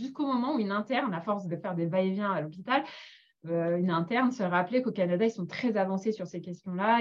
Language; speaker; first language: French; native; French